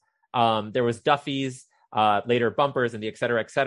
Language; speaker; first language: English; native; English